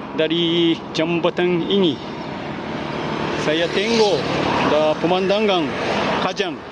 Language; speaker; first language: Malay; non-native, learner; Japanese